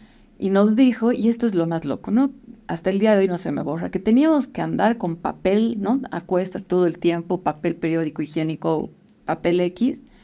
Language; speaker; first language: Spanish; native; Spanish